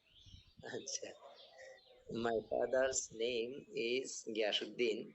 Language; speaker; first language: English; non-native, learner; Bangla